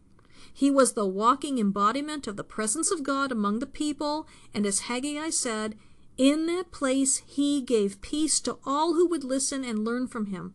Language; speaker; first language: English; native; English